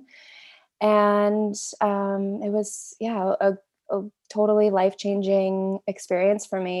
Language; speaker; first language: English; native; English